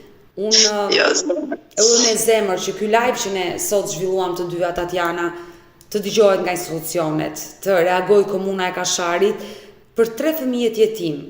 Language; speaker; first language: Albanian; native; Albanian